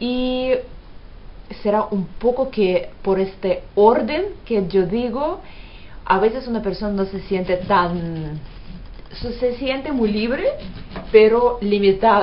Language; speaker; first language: Spanish; non-native, fluent; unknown